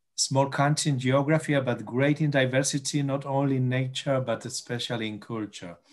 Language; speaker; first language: English; non-native, fluent; Spanish